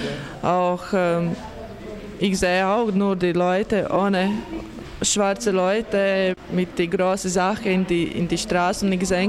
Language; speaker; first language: German; non-native, learner; Latvian